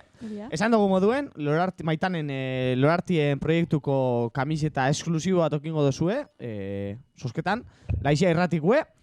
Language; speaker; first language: Basque; native; Basque